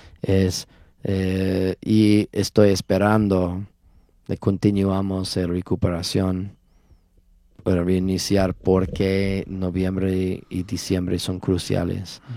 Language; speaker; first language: Spanish; non-native, learner; English